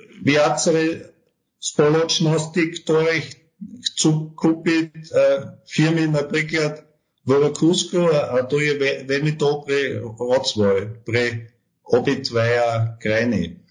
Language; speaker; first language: Slovak; non-native, learner; German